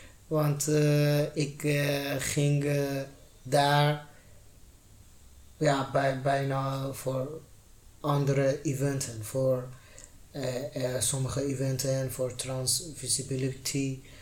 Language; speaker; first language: Dutch; non-native, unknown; Persian